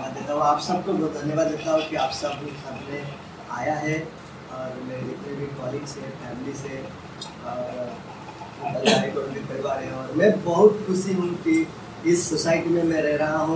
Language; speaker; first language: Hindi; non-native, local second language; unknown